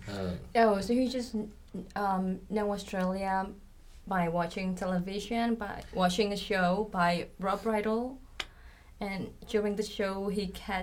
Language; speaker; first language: English; non-native, learner; Indonesian